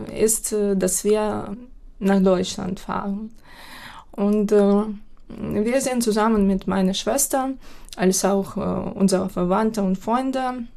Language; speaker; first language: German; non-native, learner; Ukrainian